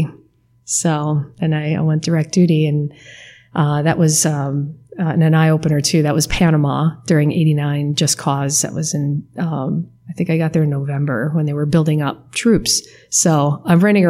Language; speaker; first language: English; native; English